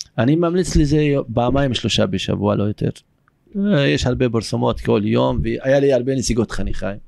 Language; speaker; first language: Hebrew; non-native, local second language; Arabic